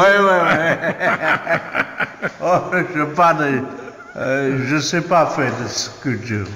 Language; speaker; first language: French; non-native, fluent; Chinese